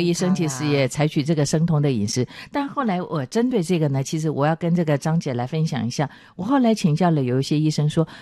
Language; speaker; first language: Chinese; non-native, local second language; Min Nan Chinese